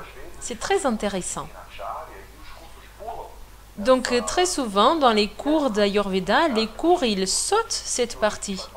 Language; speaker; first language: French; non-native, fluent; Portuguese